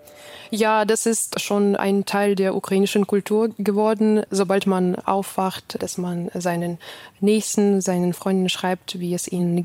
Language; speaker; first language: German; non-native, fluent; Ukrainian